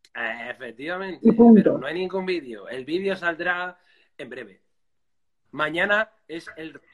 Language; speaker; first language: Spanish; native; Spanish